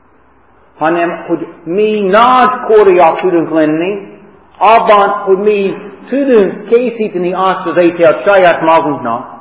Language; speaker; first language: Hungarian; non-native, fluent; English